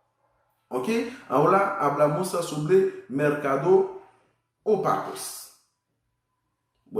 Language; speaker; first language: Spanish; non-native, fluent; Haitian Creole